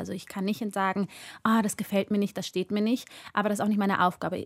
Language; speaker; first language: German; early bilingual, other home language; Amharic